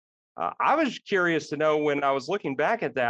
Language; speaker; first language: English; native; English